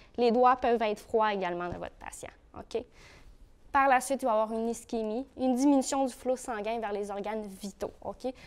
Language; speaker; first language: French; native; French